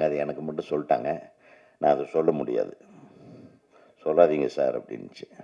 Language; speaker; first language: Tamil; native; Tamil